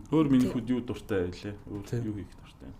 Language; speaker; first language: Mongolian; native; Mongolian